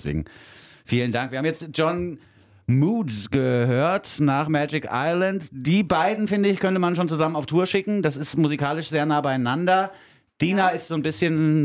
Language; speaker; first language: German; native; German